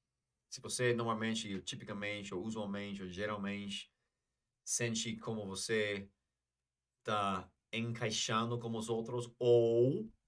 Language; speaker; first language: Portuguese; non-native, fluent; English